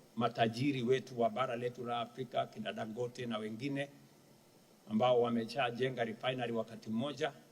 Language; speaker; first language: Swahili; non-native, local second language; Kalenjin